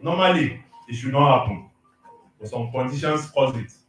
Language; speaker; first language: English; non-native, local second language; Yoruba